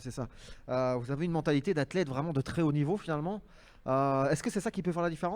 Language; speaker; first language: French; native; French